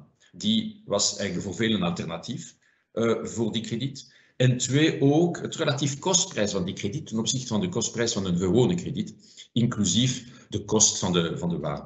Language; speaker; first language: Dutch; non-native, fluent; French